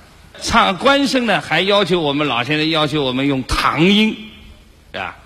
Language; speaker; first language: Chinese; native; Chinese